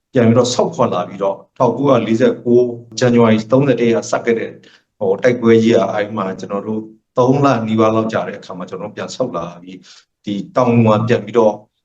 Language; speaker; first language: Burmese; non-native, local second language; S'gaw Karen